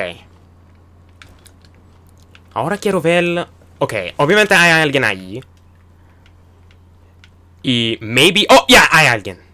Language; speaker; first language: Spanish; early bilingual, heritage; Spanish